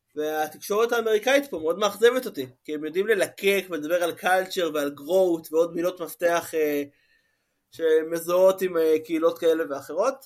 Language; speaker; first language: Hebrew; native; Hebrew